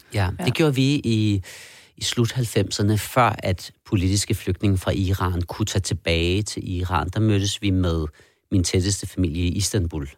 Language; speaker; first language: Danish; early bilingual, other home language; Persian